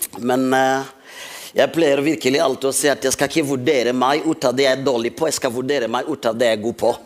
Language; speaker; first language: Norwegian; non-native, fluent; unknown